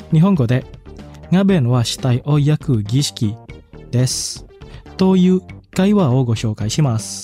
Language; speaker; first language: Japanese; non-native, fluent; Indonesian